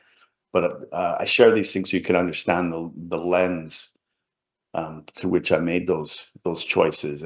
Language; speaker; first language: English; native; English